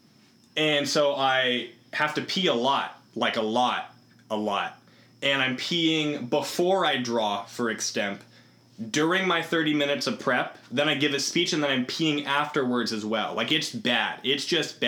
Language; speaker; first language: English; native; English